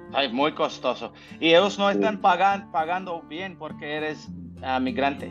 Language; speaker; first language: Spanish; non-native, learner; English